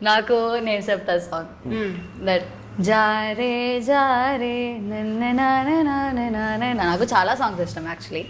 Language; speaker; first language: Telugu; non-native, learner; Malayalam